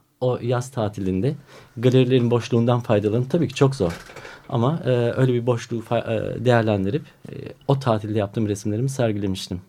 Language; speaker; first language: Turkish; early bilingual, heritage; Turkish